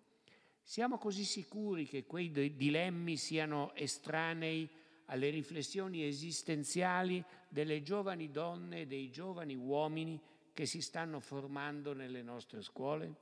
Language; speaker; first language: Italian; native; Italian